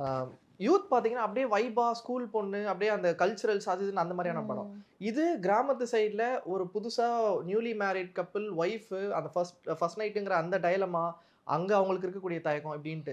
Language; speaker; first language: Tamil; native; Tamil